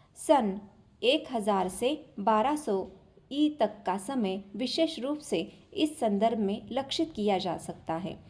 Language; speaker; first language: Hindi; non-native, local second language; Marathi